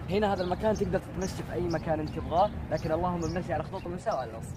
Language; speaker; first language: Arabic; native; Arabic